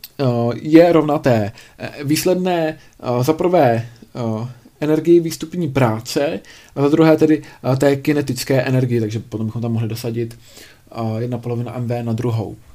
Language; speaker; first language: Czech; native; Czech